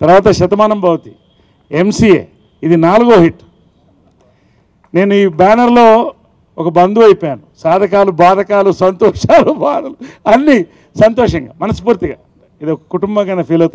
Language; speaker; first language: Telugu; native; Telugu